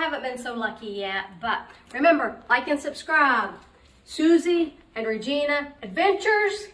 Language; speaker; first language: English; native; English